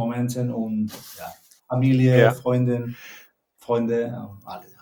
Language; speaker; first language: German; non-native, learner; Spanish